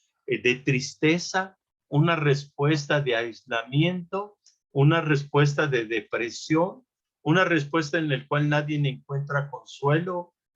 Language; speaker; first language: Spanish; native; Spanish